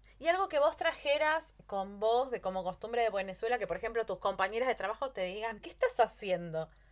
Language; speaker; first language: Spanish; native; Spanish